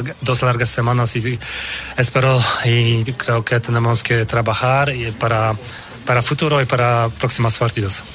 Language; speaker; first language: Spanish; non-native, learner; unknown